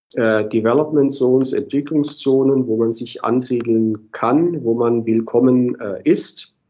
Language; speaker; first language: German; native; German